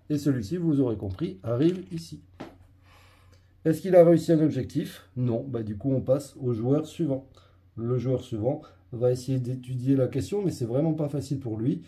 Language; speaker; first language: French; native; French